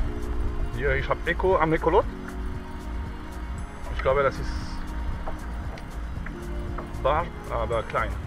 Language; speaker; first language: German; non-native, learner; French